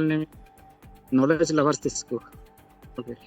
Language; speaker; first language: English; non-native, learner; Santali